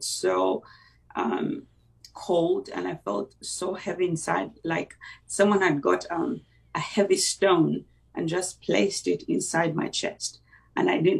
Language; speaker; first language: English; non-native, local second language; Ganda